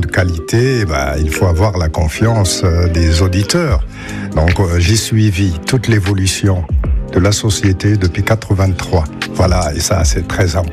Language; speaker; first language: French; non-native, local second language; Arabic